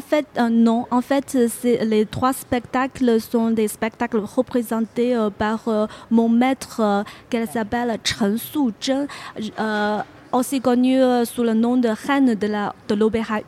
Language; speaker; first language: French; non-native, fluent; Chinese